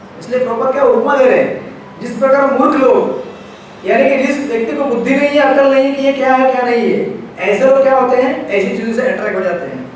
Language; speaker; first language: Hindi; non-native, local second language; Marathi